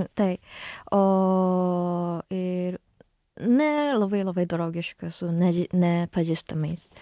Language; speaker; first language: Lithuanian; non-native, learner; Japanese